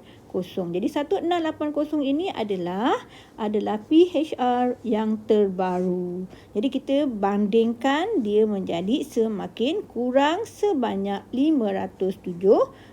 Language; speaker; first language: Malay; native; Malay